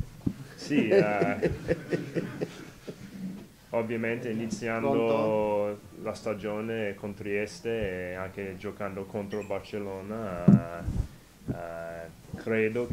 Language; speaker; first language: Italian; non-native, fluent; English